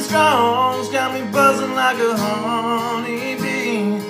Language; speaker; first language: English; native; English